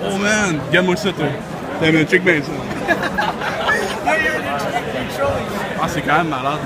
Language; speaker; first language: French; native; French